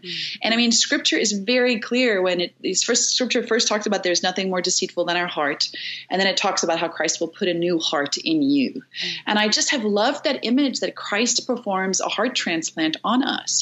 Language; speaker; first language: English; native; English